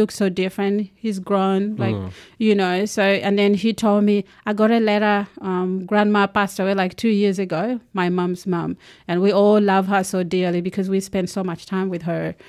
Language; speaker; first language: English; non-native, local second language; Acoli